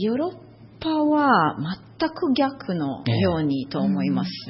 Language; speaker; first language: Japanese; non-native, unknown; Italian